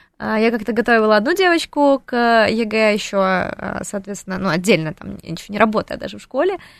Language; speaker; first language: Russian; non-native, local second language; Ukrainian